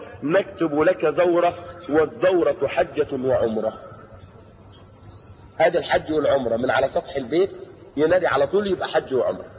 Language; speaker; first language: Arabic; native; Arabic